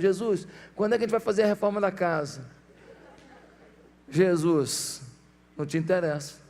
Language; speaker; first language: Portuguese; native; Portuguese